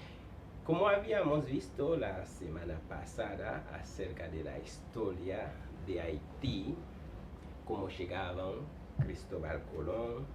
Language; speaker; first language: Spanish; non-native, fluent; Haitian Creole